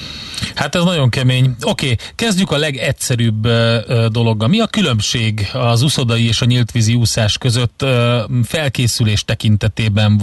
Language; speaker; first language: Hungarian; native; Hungarian